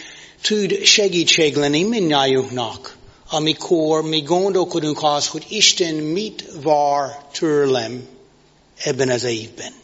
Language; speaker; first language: Hungarian; non-native, fluent; English